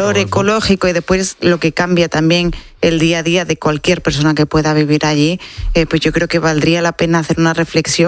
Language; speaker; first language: Spanish; native; Spanish